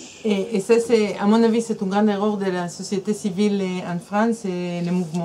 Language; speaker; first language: French; non-native, fluent; Hebrew